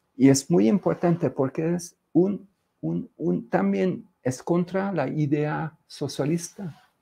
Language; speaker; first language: Spanish; non-native, fluent; Hungarian